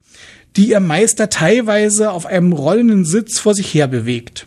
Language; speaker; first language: German; native; German